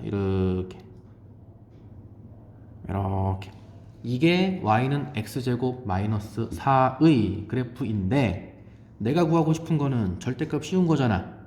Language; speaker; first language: Korean; native; Korean